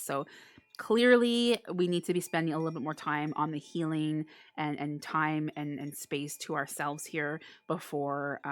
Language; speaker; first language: English; native; English